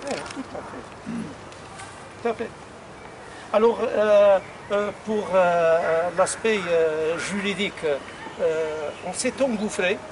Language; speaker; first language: French; non-native, local second language; Arabic